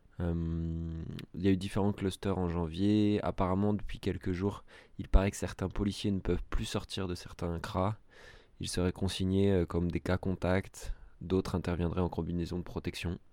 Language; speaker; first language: French; native; French